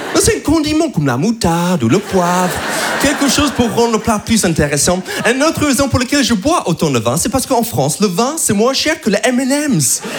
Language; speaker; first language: French; non-native, fluent; English